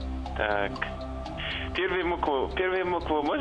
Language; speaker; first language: Russian; non-native, local second language; Kazakh